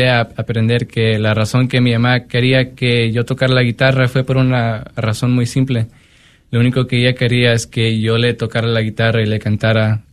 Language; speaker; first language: Spanish; early bilingual, heritage; Spanish